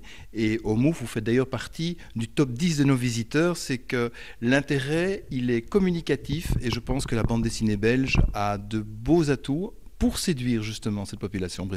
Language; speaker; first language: French; native; French